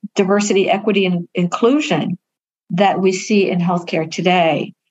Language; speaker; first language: English; early bilingual, other home language; Vietnamese